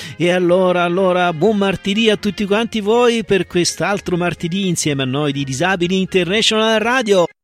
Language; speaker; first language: Italian; native; Italian